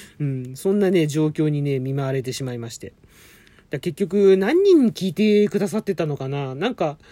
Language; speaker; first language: Japanese; native; Japanese